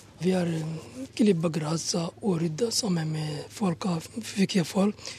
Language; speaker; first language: Norwegian; non-native, learner; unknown